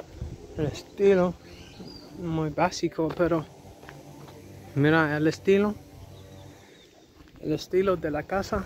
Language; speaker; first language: Spanish; non-native, learner; English